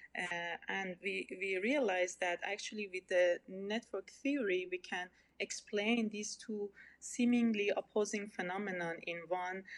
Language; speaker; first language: English; non-native, fluent; Persian